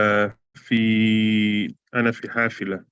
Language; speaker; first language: Arabic; non-native, learner; English